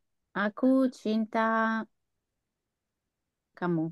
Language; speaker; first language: Indonesian; non-native, learner; English